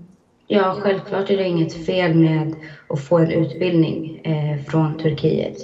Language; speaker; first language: Swedish; early bilingual, other home language; Azerbaijani